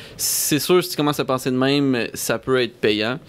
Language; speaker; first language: French; native; French